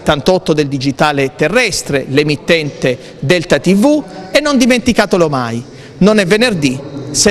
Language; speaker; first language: Italian; native; Italian